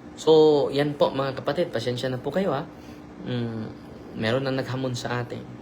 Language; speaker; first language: Filipino; native; Filipino